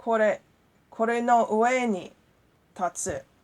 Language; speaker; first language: Japanese; non-native, learner; English